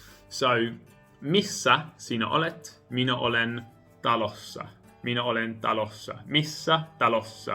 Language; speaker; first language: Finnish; non-native, learner; English